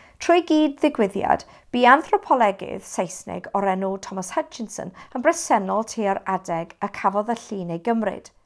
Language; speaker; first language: Welsh; non-native, local second language; English